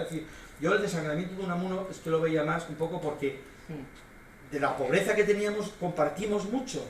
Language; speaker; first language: Spanish; native; Spanish